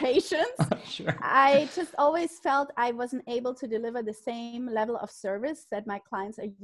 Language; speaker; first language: English; non-native, fluent; German